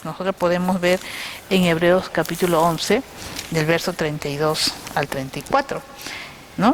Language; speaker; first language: Spanish; native; Spanish